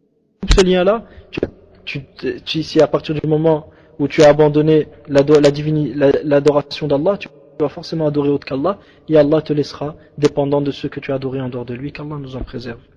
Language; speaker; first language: French; native; French